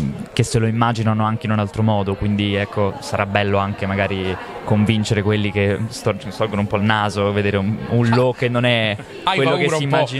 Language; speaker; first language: Italian; native; Italian